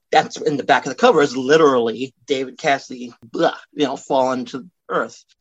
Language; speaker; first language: English; native; English